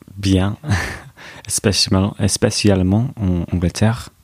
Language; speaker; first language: French; non-native, learner; English